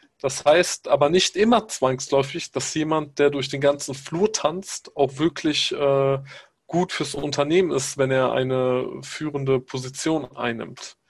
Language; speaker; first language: German; early bilingual, other home language; Pashto